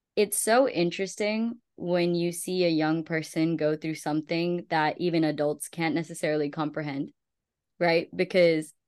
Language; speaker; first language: English; early bilingual, other home language; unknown